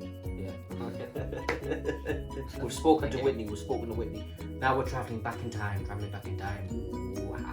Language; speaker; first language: English; native; English